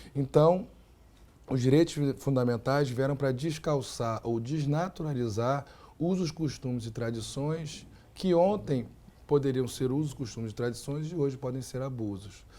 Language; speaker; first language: Portuguese; native; Portuguese